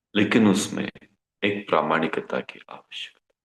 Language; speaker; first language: Hindi; non-native, local second language; Kannada